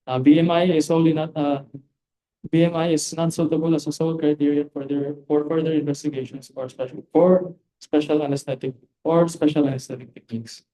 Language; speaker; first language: English; non-native, local second language; Filipino